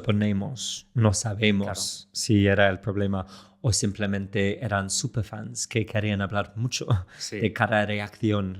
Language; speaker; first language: Spanish; non-native, fluent; English